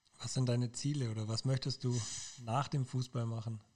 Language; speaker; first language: German; native; German